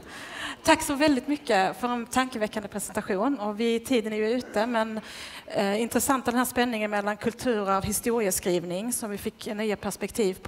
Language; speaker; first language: Swedish; native; Swedish